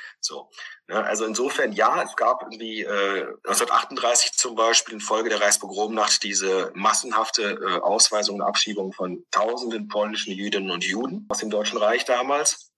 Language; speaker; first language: German; early bilingual, other home language; Greek